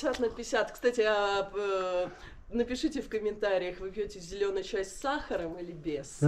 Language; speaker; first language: Russian; native; Russian